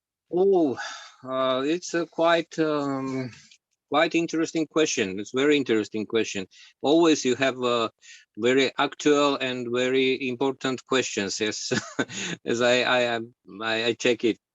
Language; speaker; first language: English; non-native, learner; Georgian